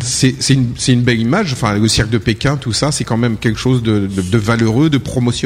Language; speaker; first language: French; native; French